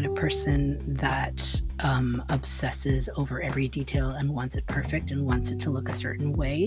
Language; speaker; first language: English; native; English